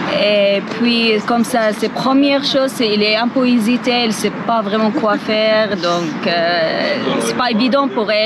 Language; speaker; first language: French; non-native, learner; Arabic